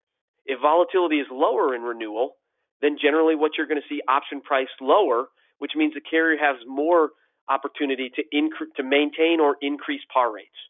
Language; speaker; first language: English; native; English